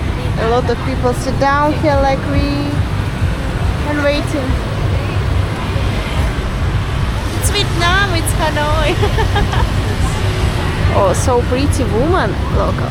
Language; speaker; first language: English; non-native, learner; Russian